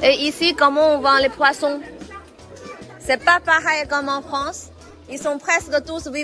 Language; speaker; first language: French; non-native, fluent; Chinese